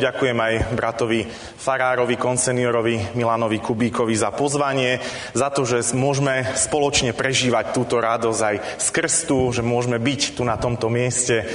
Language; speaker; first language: Slovak; native; Slovak